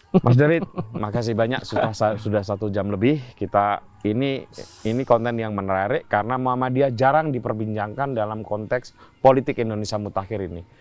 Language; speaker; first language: Indonesian; non-native, local second language; Javanese